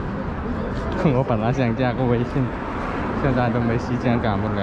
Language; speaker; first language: Chinese; non-native, local second language; Cantonese